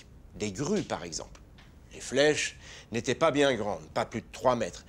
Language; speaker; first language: French; native; French